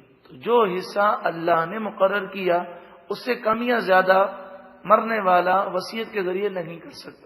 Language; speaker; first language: Urdu; native; Urdu